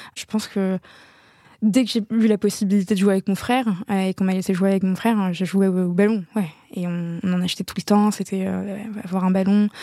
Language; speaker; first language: French; non-native, local second language; Arabic